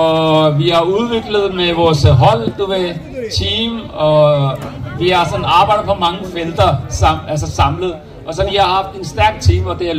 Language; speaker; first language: Danish; early bilingual, other home language; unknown